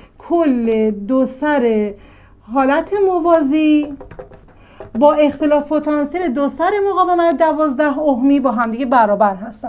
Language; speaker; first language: Persian; native; Persian